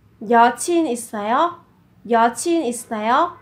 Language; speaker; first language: Korean; non-native, fluent; Vietnamese